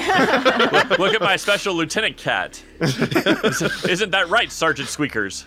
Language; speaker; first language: English; native; English